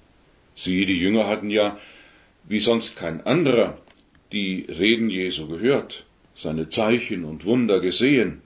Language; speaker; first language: German; native; German